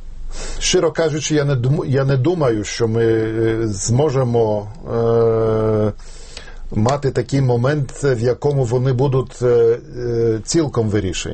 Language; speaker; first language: Ukrainian; non-native, fluent; Polish